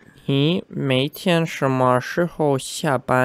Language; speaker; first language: Chinese; non-native, learner; Russian